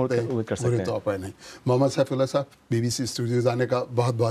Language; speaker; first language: Urdu; native; Urdu